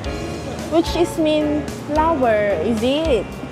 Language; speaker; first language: English; non-native, local second language; Filipino